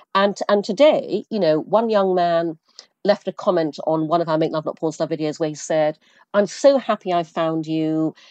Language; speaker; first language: English; early bilingual, other home language; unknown